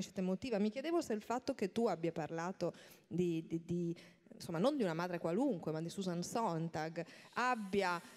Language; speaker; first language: Italian; native; Italian